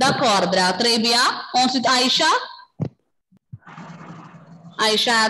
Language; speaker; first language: French; non-native, fluent; Malayalam